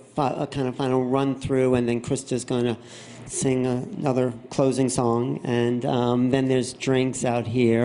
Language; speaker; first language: English; native; English